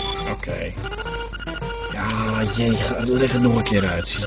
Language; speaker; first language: Dutch; native; Dutch